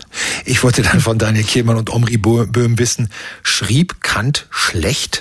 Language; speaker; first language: German; native; German